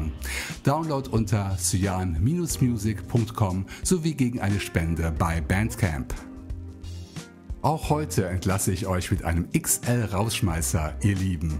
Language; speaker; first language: German; native; German